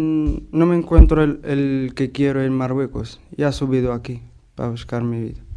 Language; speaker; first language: Spanish; non-native, learner; Arabic